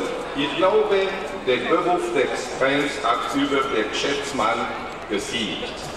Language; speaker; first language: German; non-native, learner; French